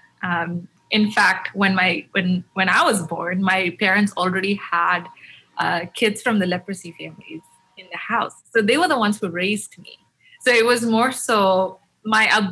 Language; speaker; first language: English; non-native, local second language; Tamil